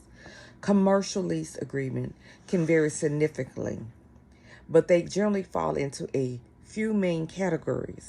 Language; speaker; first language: English; native; English